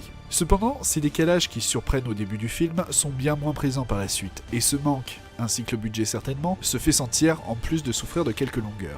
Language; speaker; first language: French; native; French